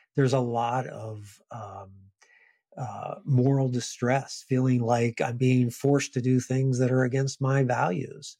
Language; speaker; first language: English; native; English